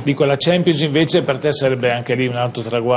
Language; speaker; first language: Italian; native; Italian